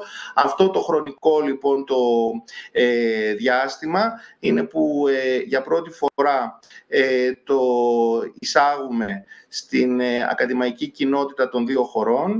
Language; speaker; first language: Greek; native; Greek